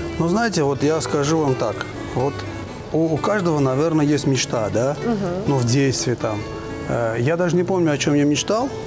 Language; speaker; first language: Russian; non-native, fluent; Armenian